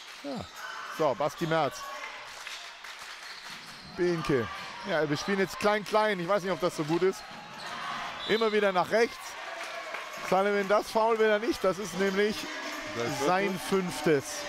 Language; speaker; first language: German; native; German